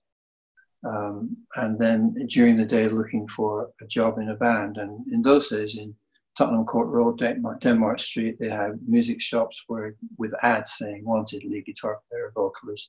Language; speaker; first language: English; native; English